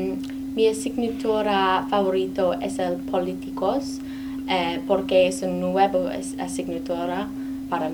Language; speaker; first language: Spanish; non-native, learner; English